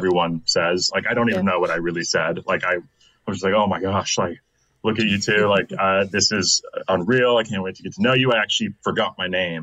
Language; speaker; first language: English; native; English